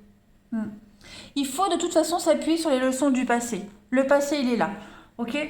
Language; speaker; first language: French; native; French